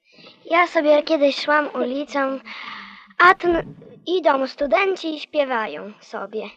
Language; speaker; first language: Polish; native; Polish